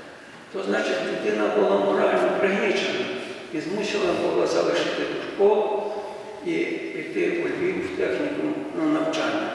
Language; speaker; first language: Ukrainian; native; Ukrainian